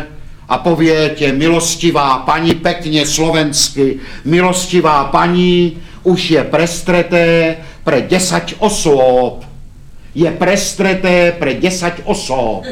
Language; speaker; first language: Czech; native; Czech